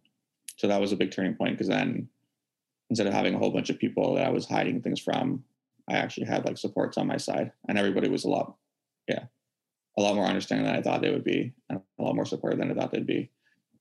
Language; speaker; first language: English; native; English